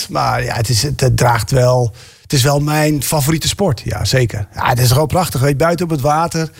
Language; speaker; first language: Dutch; native; Dutch